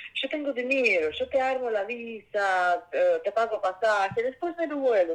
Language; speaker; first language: Spanish; non-native, learner; Russian